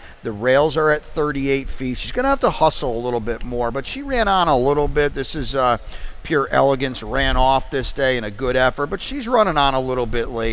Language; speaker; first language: English; native; English